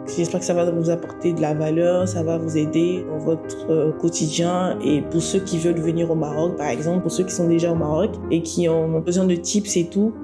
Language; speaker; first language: French; native; French